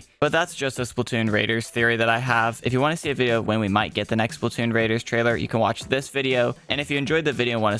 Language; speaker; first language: English; native; English